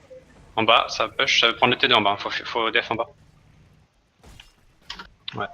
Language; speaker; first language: French; native; French